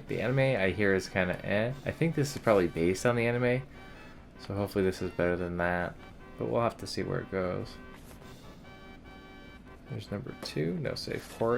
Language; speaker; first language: English; native; English